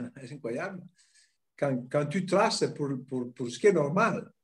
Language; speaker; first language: French; non-native, fluent; Italian